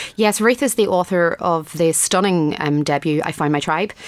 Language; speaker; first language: English; native; English